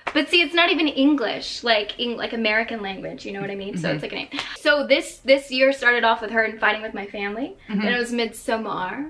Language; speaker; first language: English; native; English